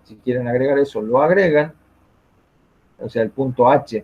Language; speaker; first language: Spanish; native; Spanish